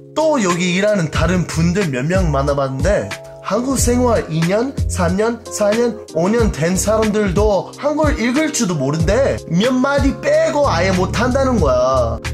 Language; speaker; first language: Korean; non-native, fluent; English